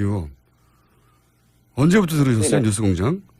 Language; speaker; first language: Korean; native; Korean